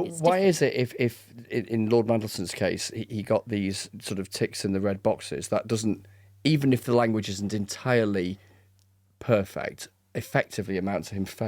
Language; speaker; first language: English; native; English